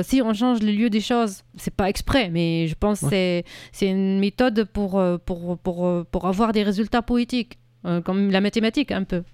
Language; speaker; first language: French; non-native, fluent; Arabic